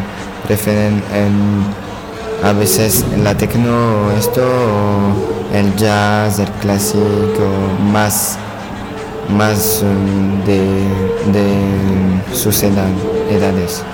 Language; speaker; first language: Spanish; non-native, learner; French